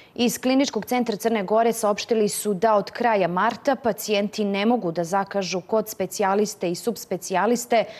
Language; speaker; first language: Serbian; native; Serbian